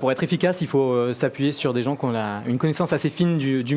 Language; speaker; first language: French; native; French